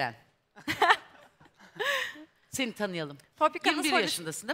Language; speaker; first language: Turkish; native; Turkish